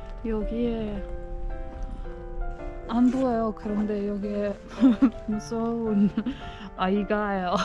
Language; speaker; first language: Korean; non-native, learner; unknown